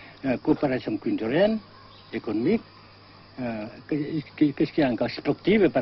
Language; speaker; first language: French; non-native, fluent; Vietnamese